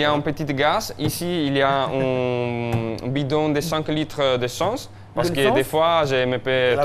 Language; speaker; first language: French; non-native, fluent; Italian